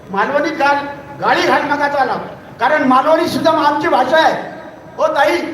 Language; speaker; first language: Marathi; non-native, local second language; Konkani